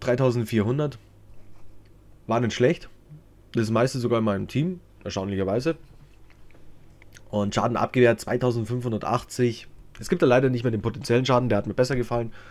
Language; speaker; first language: German; native; German